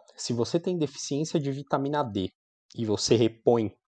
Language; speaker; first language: Portuguese; native; Portuguese